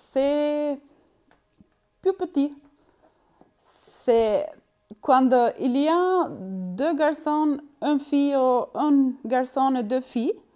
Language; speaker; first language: French; non-native, learner; Albanian